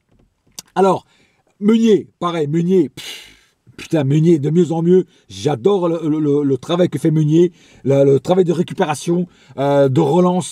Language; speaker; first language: French; native; French